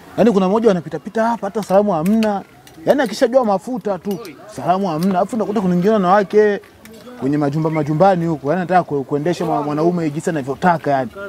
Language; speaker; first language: Swahili; native; Swahili